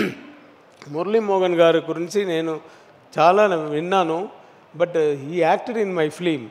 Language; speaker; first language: Telugu; non-native, learner; Tamil